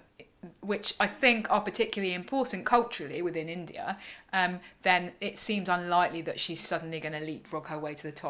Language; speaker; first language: English; native; English